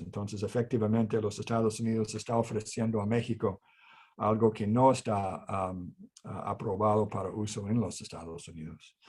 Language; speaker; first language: Spanish; non-native, fluent; English